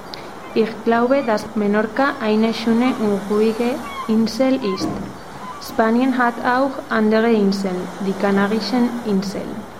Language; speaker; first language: German; non-native, fluent; Spanish